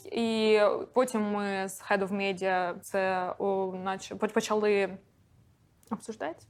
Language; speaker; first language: Ukrainian; non-native, local second language; Russian